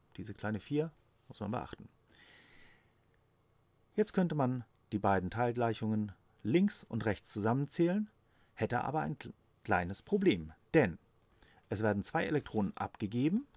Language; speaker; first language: German; native; German